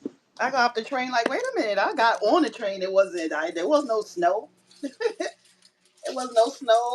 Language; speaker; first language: English; native; English